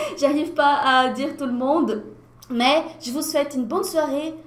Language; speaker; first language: French; non-native, fluent; Portuguese